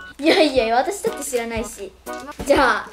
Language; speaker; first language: Japanese; native; Japanese